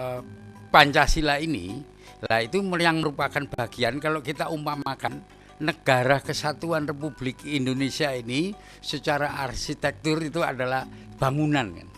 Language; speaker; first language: Indonesian; native; Indonesian